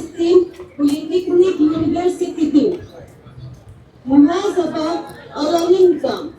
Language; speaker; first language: Turkish; non-native, learner; Arabic